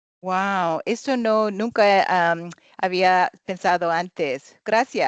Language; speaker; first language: Spanish; non-native, learner; English